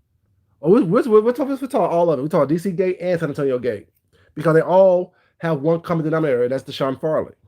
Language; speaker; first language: English; native; English